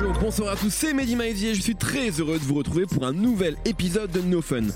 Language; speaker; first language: French; native; French